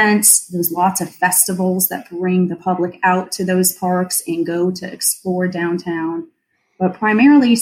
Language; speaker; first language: English; native; English